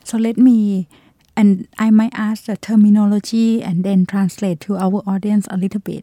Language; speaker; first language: English; non-native, fluent; Thai